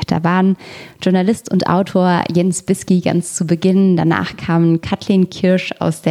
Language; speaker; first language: German; native; German